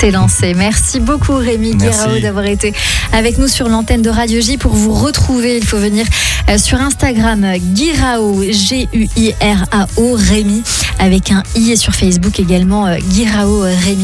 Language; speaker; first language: French; native; French